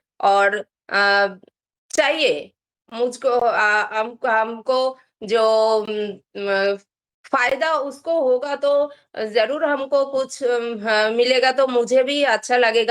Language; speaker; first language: Hindi; non-native, local second language; Bangla